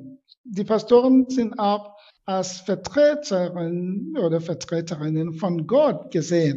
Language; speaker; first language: German; non-native, fluent; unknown